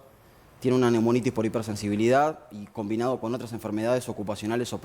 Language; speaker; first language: Spanish; native; Spanish